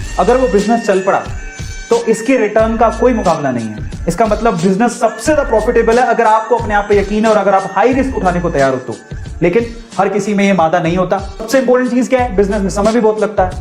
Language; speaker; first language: Hindi; native; Hindi